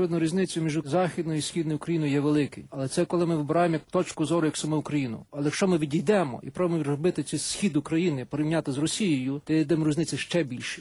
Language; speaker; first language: Ukrainian; native; Ukrainian